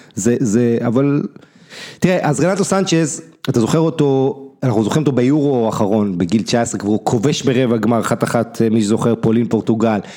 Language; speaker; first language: Hebrew; native; Hebrew